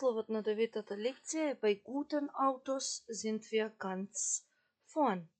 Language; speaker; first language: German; non-native, fluent; Macedonian